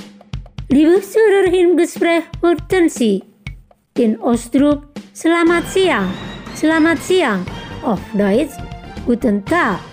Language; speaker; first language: German; non-native, fluent; Indonesian